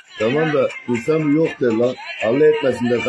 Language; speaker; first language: Turkish; native; Turkish